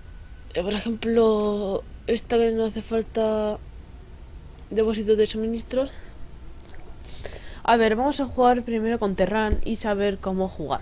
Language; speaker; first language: Spanish; native; Spanish